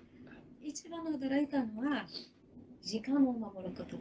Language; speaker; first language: Japanese; non-native, learner; Arabic